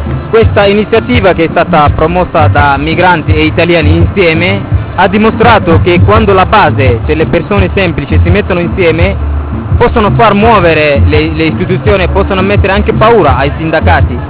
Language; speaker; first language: Italian; non-native, fluent; Arabic